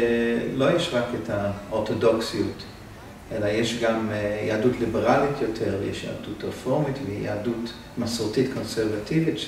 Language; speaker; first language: Hebrew; non-native, fluent; English